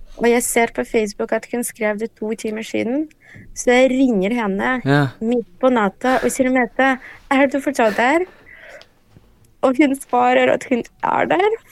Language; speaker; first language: Norwegian; non-native, fluent; Ukrainian